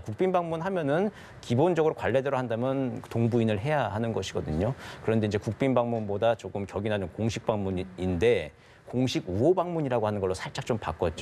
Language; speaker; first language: Korean; native; Korean